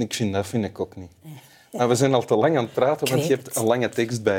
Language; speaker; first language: Dutch; native; Dutch